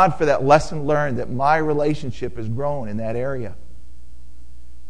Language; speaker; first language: English; native; English